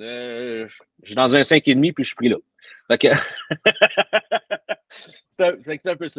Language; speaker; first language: French; native; French